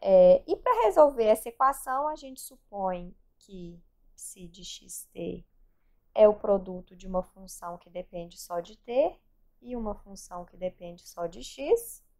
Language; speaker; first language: Portuguese; native; Portuguese